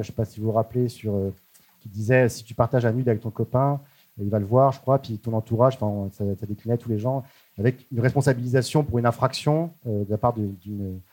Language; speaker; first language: French; native; French